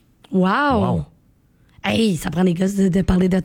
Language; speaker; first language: French; native; French